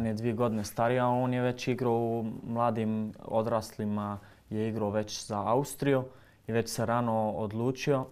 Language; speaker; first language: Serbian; early bilingual, heritage; Croatian